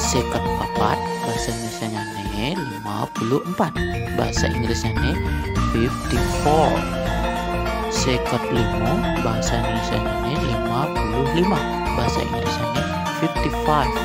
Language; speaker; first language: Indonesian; non-native, local second language; Balinese